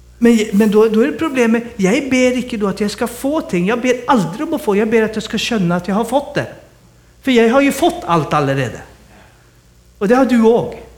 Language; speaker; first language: Swedish; native; Swedish